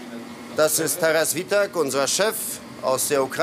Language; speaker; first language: German; non-native, fluent; Polish